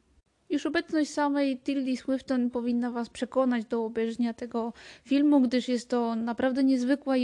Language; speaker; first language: Polish; native; Polish